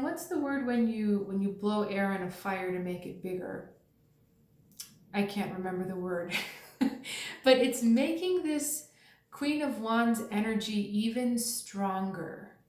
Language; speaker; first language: English; native; English